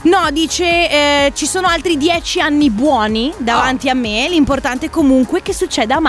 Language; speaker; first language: Italian; native; Italian